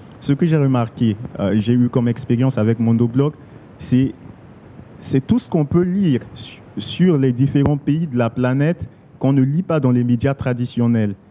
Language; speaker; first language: French; non-native, local second language; Sango